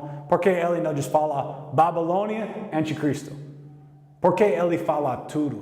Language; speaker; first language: Portuguese; non-native, learner; English